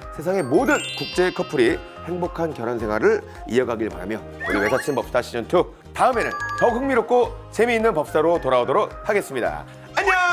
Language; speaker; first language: Korean; native; Korean